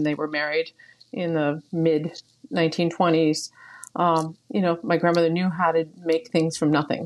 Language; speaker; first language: English; native; English